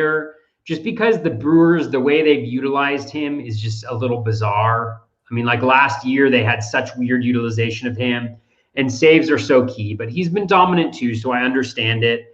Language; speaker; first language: English; native; English